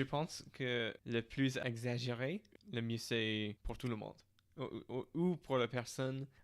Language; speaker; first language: French; non-native, fluent; English